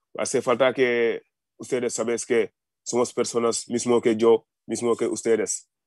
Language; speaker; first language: Spanish; non-native, learner; Wolof